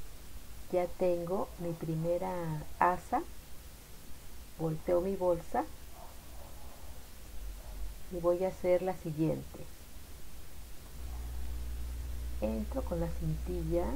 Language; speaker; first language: Spanish; native; Spanish